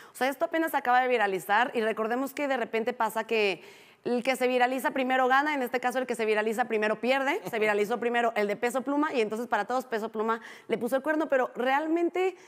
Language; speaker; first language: Spanish; native; Spanish